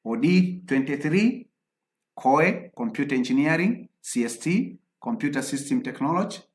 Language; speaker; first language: English; non-native, local second language; Swahili